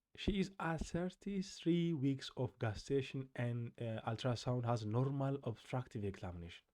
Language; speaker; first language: English; non-native, local second language; Amharic